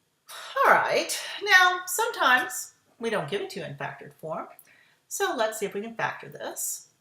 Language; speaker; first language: English; native; English